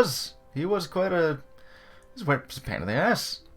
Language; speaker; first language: English; native; English